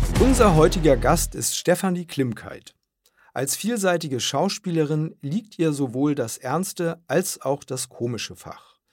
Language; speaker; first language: German; native; German